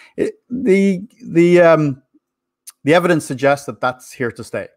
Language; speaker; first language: English; native; English